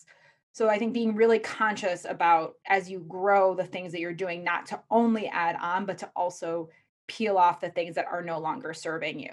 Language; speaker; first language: English; native; English